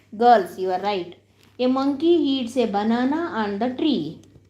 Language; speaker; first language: English; non-native, local second language; Kannada